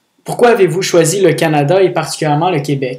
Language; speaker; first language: French; native; French